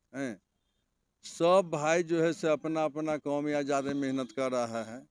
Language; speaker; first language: Hindi; native; Hindi